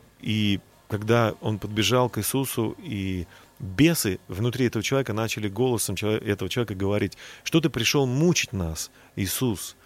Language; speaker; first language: Russian; native; Russian